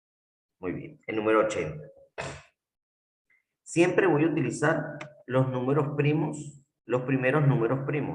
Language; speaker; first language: Spanish; native; Spanish